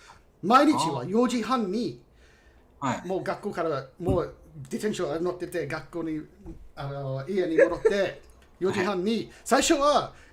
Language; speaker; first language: Japanese; non-native, fluent; English